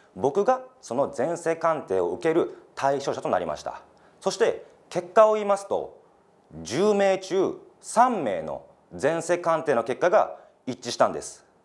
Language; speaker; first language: Japanese; native; Japanese